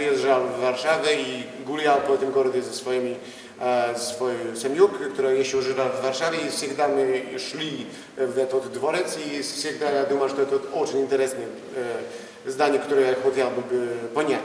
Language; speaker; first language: Russian; non-native, learner; Polish